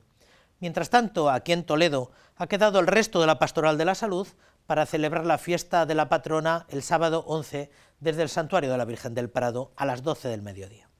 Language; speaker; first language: Spanish; native; Spanish